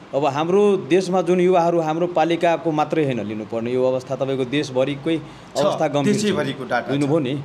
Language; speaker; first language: Nepali; non-native, local second language; Maithili